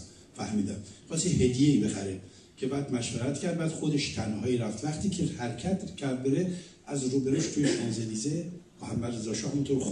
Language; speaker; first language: Persian; native; Persian